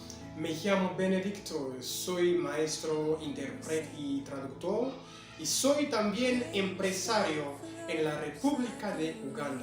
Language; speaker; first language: Spanish; non-native, fluent; French